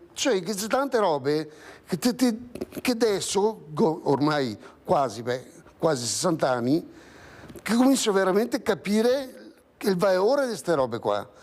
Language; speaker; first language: Italian; native; Italian